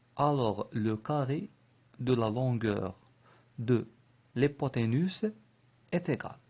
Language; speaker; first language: French; non-native, local second language; Arabic